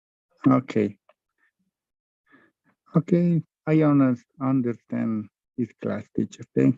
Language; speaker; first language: English; non-native, learner; Spanish